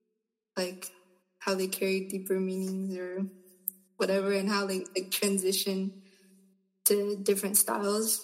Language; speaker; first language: English; early bilingual, other home language; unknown